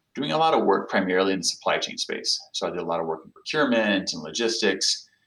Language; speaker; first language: English; non-native, fluent; Portuguese